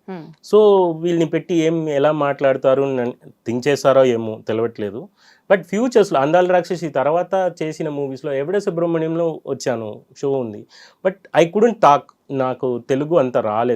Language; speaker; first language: Telugu; non-native, learner; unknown